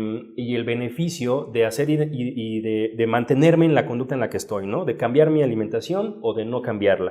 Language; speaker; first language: Spanish; native; Spanish